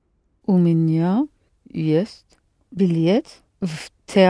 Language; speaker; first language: Russian; non-native, learner; English